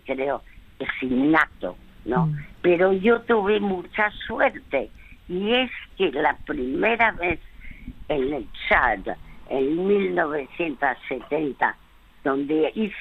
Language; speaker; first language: Spanish; early bilingual, other home language; French